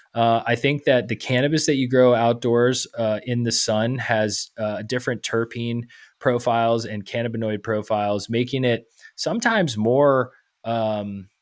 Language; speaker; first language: English; native; English